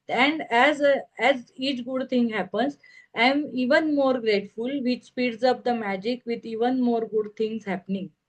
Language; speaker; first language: English; non-native, local second language; Marathi